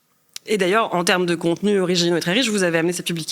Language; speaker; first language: French; native; French